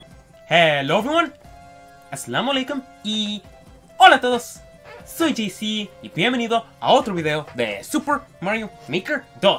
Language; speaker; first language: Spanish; early bilingual, heritage; Spanish